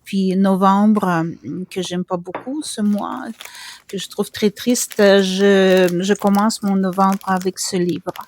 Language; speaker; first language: French; non-native, fluent; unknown